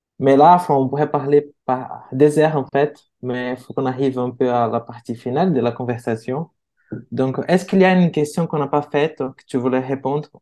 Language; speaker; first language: French; non-native, fluent; Portuguese